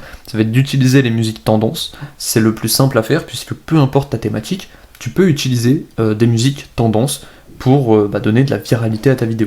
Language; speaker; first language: French; native; French